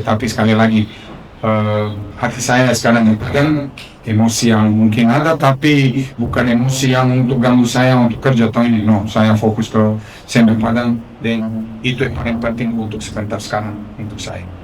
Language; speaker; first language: Indonesian; non-native, fluent; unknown